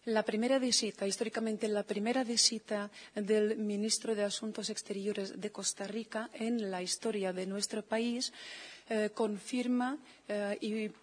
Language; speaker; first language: Spanish; non-native, fluent; Czech